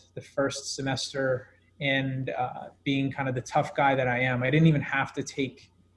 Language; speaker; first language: English; native; English